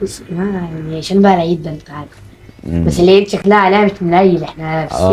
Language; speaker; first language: Arabic; native; Arabic